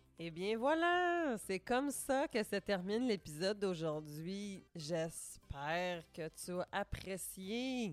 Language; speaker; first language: French; native; French